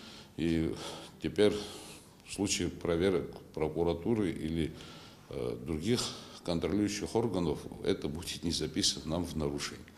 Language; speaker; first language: Russian; non-native, local second language; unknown